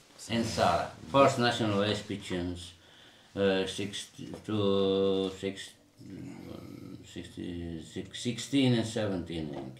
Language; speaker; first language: English; non-native, learner; Dutch